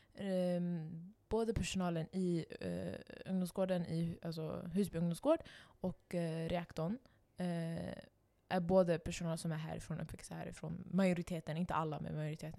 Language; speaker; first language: Swedish; non-native, local second language; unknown